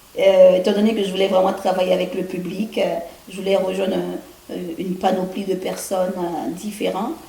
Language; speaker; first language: French; non-native, local second language; Haitian Creole